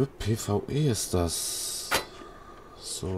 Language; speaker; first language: German; native; German